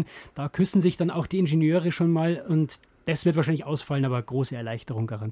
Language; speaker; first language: German; native; German